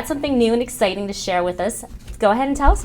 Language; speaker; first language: English; native; English